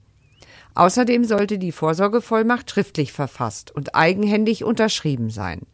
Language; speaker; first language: German; native; German